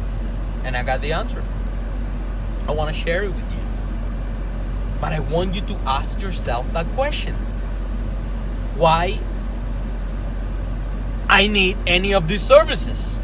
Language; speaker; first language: English; non-native, fluent; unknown